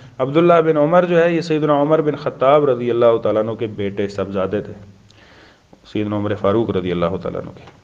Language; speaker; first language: Urdu; non-native, local second language; Pashto